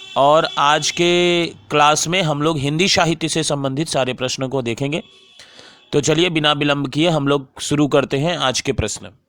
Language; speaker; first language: Hindi; native; Hindi